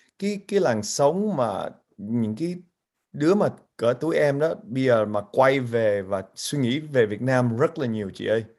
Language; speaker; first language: Vietnamese; early bilingual, heritage; Vietnamese